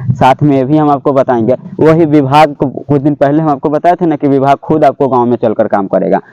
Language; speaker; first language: Hindi; native; Hindi